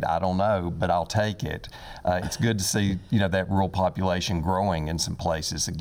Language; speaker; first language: English; native; English